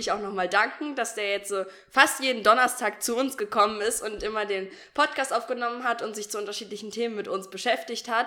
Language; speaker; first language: German; native; German